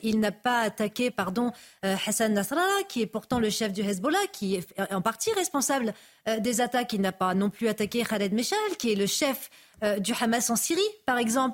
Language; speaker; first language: French; native; French